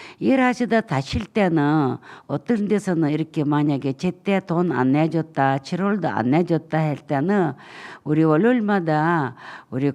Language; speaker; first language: Korean; non-native, fluent; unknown